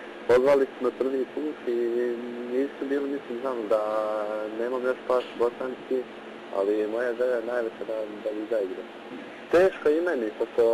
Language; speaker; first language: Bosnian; early bilingual, heritage; Bosnian